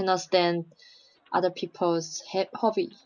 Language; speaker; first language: English; non-native, learner; Chinese